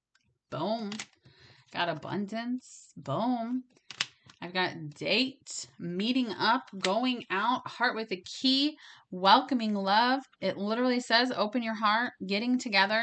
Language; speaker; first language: English; native; English